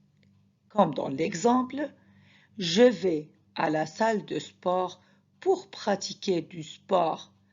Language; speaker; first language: French; non-native, fluent; Arabic